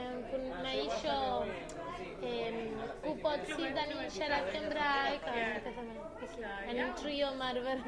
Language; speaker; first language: Welsh; non-native, learner; Spanish